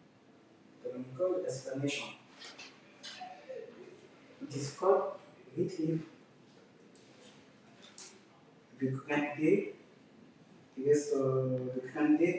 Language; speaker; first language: English; non-native, learner; French